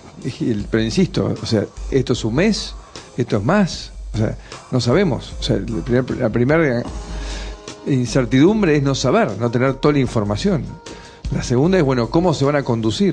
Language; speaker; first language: Spanish; native; Spanish